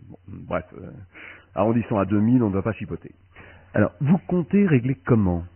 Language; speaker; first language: French; native; French